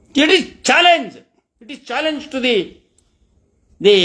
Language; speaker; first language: English; non-native, local second language; Kannada